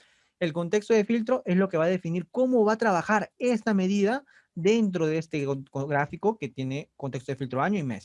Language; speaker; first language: Spanish; native; Spanish